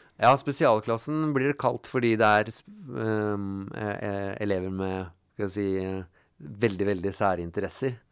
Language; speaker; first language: Norwegian; native; Norwegian